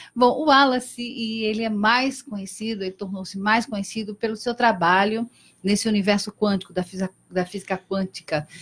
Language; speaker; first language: Portuguese; native; Portuguese